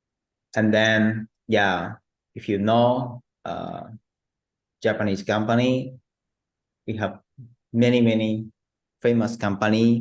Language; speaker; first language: English; non-native, learner; Japanese